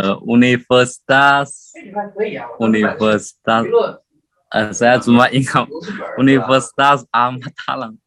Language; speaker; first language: Indonesian; non-native, learner; Chinese